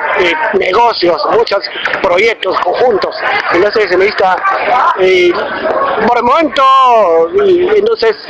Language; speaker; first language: Spanish; non-native, fluent; Chinese